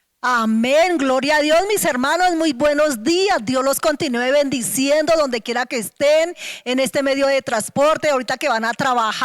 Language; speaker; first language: Spanish; native; Spanish